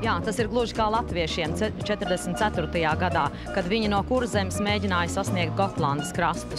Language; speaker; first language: Latvian; native; Latvian